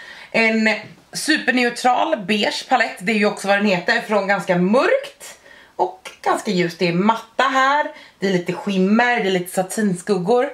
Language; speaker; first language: Swedish; native; Swedish